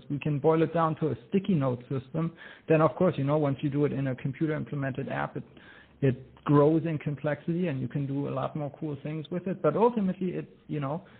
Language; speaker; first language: English; non-native, fluent; German